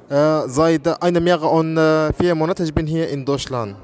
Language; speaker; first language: German; non-native, learner; Arabic